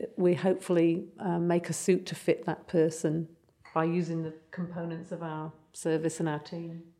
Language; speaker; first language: English; native; English